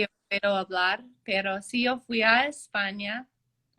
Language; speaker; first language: Spanish; non-native, learner; English